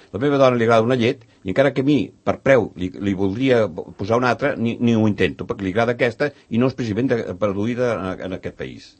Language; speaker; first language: Catalan; native; Catalan